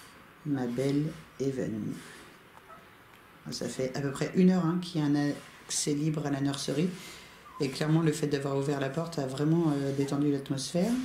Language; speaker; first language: French; native; French